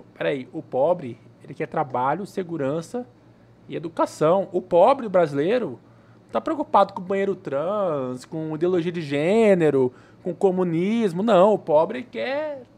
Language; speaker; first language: Portuguese; native; Portuguese